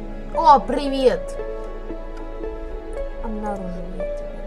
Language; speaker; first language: Russian; native; Russian